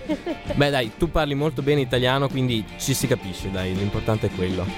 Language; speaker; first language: Italian; native; Italian